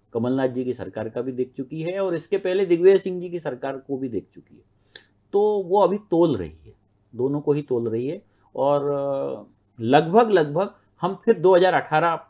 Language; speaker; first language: Hindi; native; Hindi